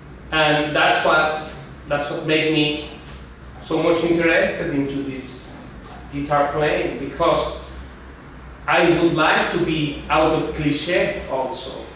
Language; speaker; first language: English; non-native, fluent; Spanish